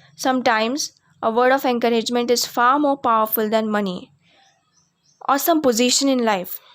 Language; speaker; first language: English; non-native, local second language; Marathi